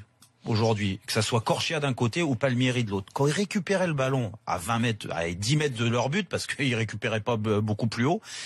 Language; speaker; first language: French; native; French